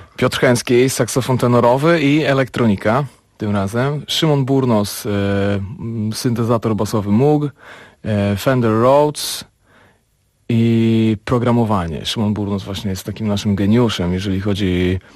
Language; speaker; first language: Polish; native; Polish